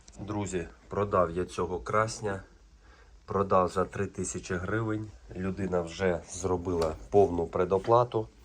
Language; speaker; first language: Ukrainian; non-native, local second language; Russian